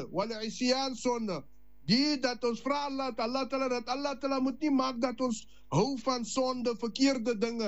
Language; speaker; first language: Dutch; non-native, learner; Afrikaans